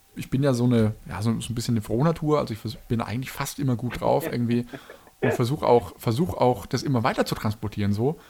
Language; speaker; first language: German; native; German